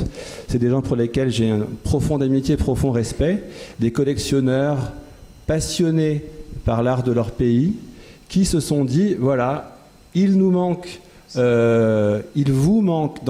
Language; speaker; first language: French; native; French